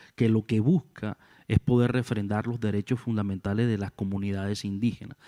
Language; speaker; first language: Spanish; native; Spanish